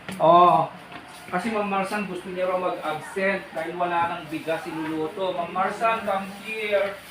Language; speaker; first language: Filipino; native; Filipino